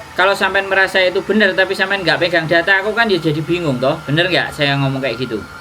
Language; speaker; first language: Indonesian; non-native, local second language; Javanese